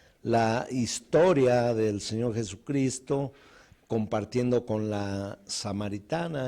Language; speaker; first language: Spanish; native; Spanish